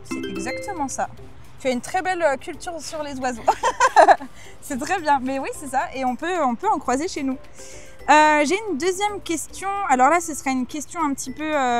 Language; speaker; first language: French; native; French